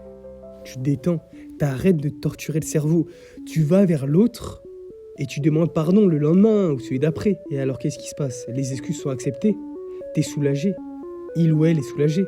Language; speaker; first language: French; native; French